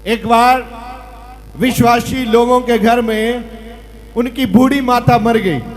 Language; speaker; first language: Hindi; non-native, local second language; Punjabi